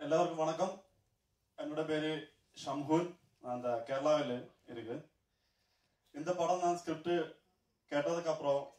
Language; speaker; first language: Tamil; non-native, learner; Malayalam